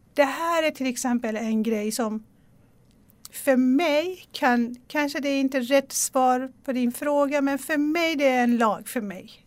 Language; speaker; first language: Swedish; non-native, fluent; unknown